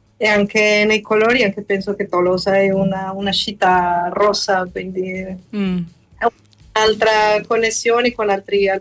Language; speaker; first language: Italian; non-native, learner; Spanish